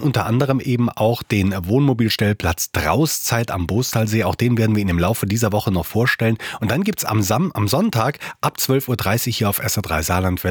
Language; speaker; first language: German; native; German